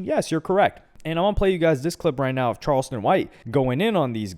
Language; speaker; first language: English; native; English